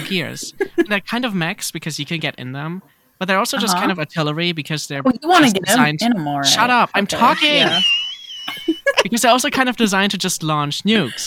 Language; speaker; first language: English; non-native, fluent; German